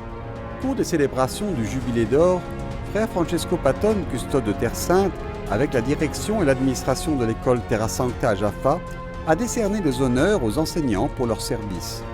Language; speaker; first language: French; native; French